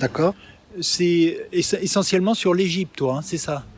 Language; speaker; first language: French; native; French